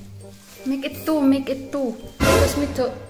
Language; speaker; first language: English; non-native, local second language; Filipino